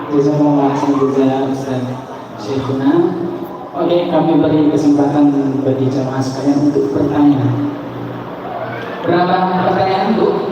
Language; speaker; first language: Malay; native; Malay